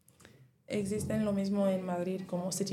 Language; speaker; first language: Spanish; non-native, learner; English